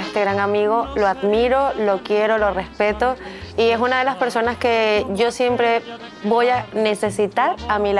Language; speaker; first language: Spanish; native; Spanish